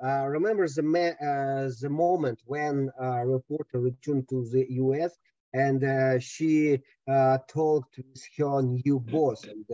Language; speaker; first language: English; non-native, learner; Russian